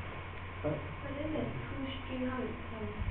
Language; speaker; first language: English; non-native, learner; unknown